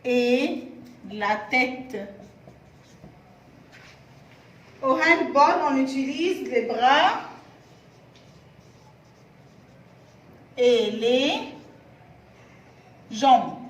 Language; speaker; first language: French; non-native, fluent; Arabic